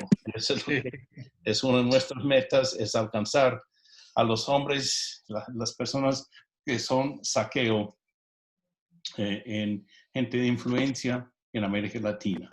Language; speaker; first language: Spanish; non-native, fluent; English